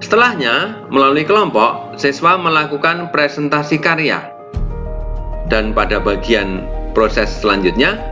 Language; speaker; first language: Indonesian; native; Indonesian